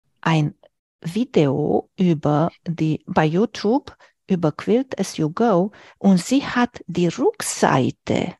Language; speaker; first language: German; non-native, fluent; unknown